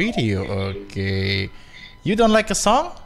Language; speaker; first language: English; non-native, fluent; Indonesian